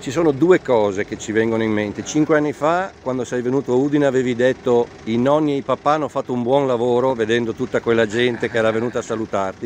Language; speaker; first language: Italian; native; Italian